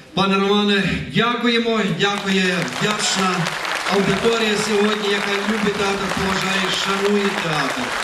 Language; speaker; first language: Ukrainian; native; Ukrainian